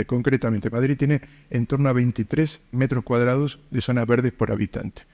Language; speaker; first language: Spanish; native; Spanish